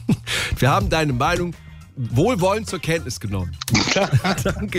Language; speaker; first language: German; native; German